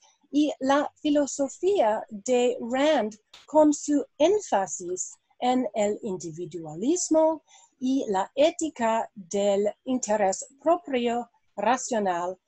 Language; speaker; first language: Spanish; non-native, learner; English